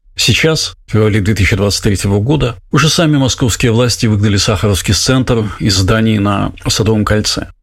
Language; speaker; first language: Russian; native; Russian